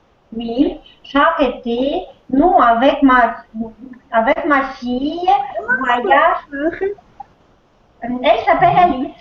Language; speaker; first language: French; non-native, learner; Russian